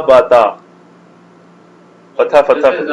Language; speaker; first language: Arabic; non-native, fluent; Urdu